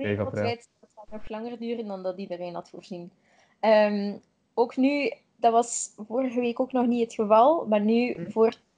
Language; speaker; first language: Dutch; native; Dutch